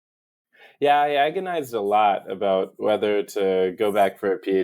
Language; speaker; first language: English; native; English